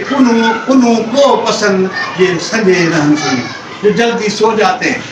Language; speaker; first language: Urdu; non-native, local second language; Sindhi